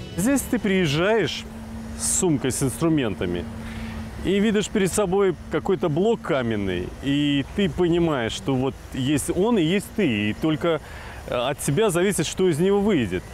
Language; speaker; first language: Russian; non-native, local second language; Belarusian